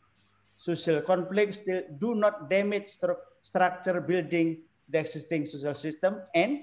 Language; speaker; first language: English; non-native, learner; Indonesian